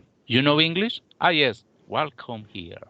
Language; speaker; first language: English; non-native, learner; Spanish